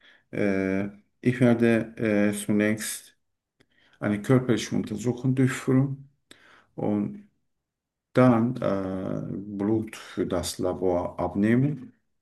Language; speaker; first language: German; non-native, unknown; Turkish